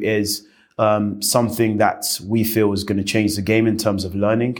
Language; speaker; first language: English; native; English